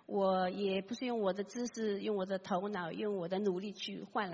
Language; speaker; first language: Chinese; native; Chinese